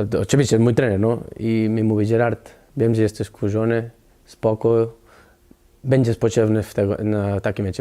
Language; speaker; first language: Polish; non-native, learner; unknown